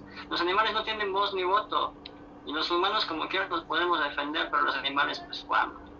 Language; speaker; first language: Spanish; native; Spanish